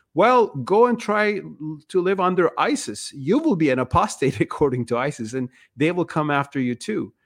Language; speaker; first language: English; non-native, fluent; Turkish